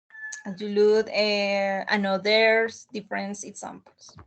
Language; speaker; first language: English; non-native, learner; Spanish